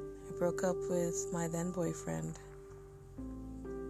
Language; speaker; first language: English; non-native, local second language; Yoruba